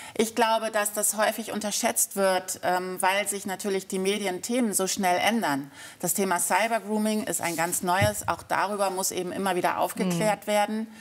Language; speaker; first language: German; native; German